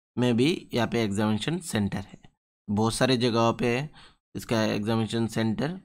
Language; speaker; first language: Hindi; non-native, local second language; Bangla